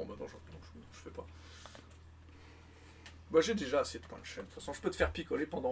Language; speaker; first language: French; native; French